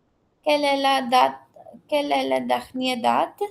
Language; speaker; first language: French; non-native, learner; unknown